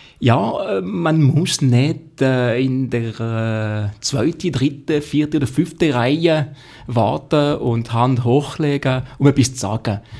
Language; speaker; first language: German; non-native, local second language; French